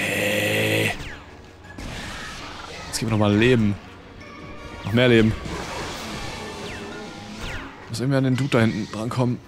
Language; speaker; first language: German; native; German